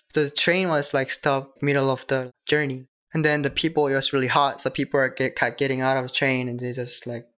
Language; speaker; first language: English; non-native, learner; Korean